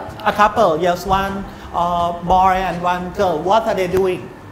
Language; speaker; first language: English; non-native, fluent; Thai